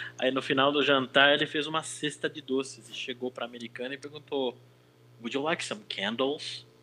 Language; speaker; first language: Portuguese; native; Portuguese